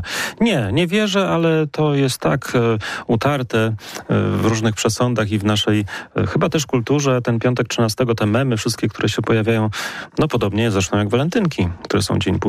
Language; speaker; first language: Polish; native; Polish